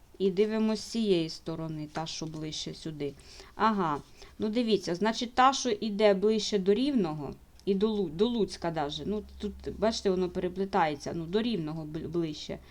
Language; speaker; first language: Ukrainian; non-native, local second language; Russian